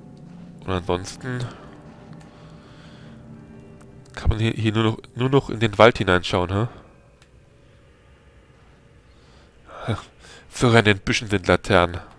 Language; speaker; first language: German; native; German